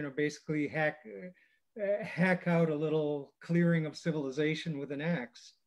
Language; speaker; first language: English; early bilingual, other home language; Ukrainian